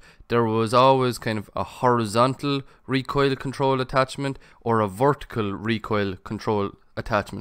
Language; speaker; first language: English; native; English